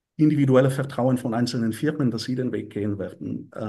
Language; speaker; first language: German; non-native, fluent; Bulgarian